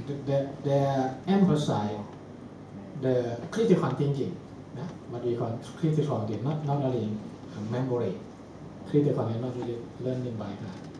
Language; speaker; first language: English; non-native, fluent; Thai